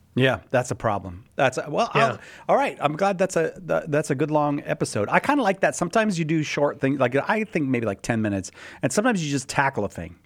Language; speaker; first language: English; native; English